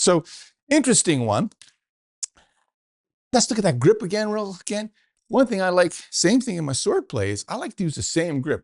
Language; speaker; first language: English; native; English